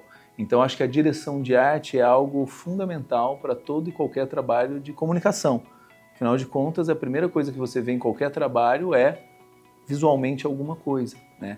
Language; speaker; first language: Portuguese; native; Portuguese